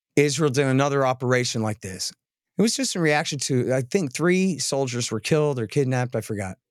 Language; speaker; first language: English; native; English